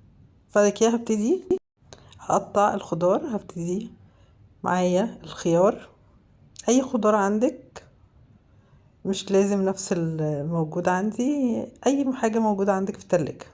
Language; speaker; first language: Arabic; native; Arabic